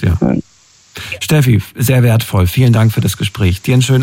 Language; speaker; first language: German; native; German